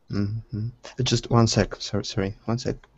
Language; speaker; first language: English; non-native, fluent; Russian